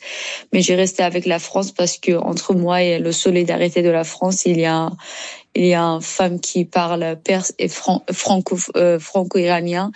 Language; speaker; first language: French; non-native, learner; Persian